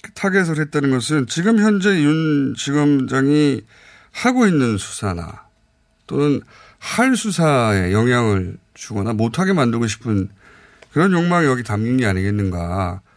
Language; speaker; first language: Korean; native; Korean